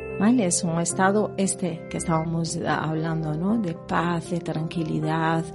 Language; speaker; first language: Spanish; early bilingual, heritage; Spanish